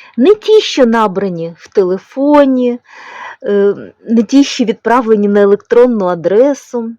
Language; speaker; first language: Ukrainian; non-native, local second language; Russian